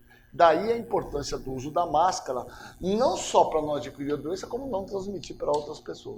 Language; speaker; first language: Portuguese; native; Portuguese